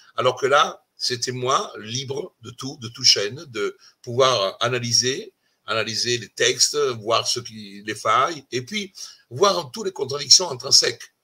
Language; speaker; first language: French; non-native, fluent; Italian